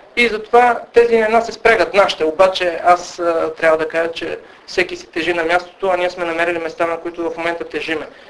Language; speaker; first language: Bulgarian; native; Bulgarian